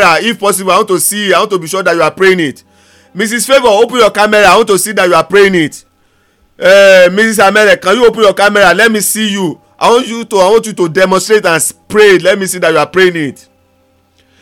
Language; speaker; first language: English; non-native, local second language; Yoruba